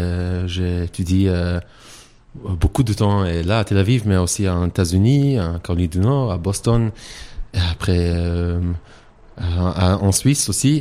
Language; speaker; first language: French; non-native, learner; Hebrew